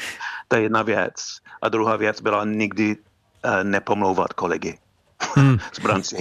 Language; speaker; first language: Czech; non-native, fluent; English